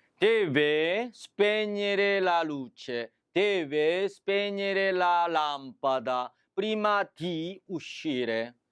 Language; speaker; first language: Italian; non-native, fluent; Korean